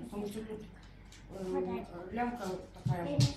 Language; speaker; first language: Russian; native; Russian